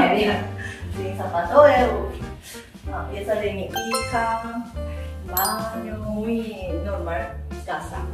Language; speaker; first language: Spanish; non-native, learner; Korean